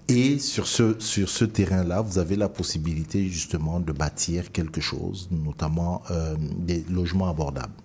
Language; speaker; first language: French; native; French